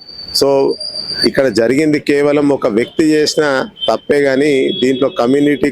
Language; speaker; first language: Telugu; native; Telugu